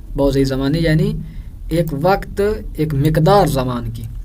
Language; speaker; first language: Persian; non-native, fluent; Urdu